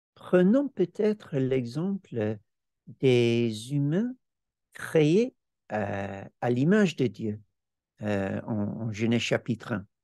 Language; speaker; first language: French; non-native, fluent; English